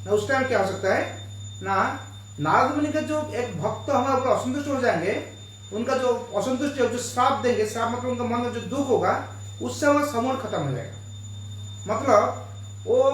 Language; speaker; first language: Hindi; non-native, local second language; Bangla